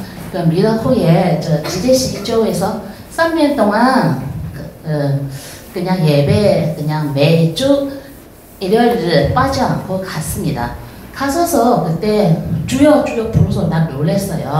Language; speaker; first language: Korean; non-native, learner; Chinese